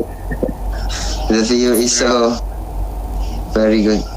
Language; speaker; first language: English; non-native, learner; Indonesian